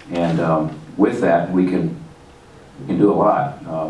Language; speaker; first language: English; native; English